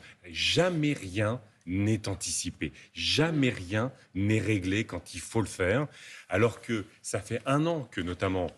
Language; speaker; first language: French; native; French